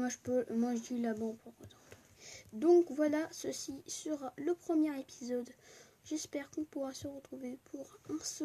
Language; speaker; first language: French; native; French